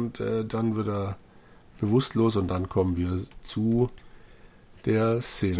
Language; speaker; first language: German; native; German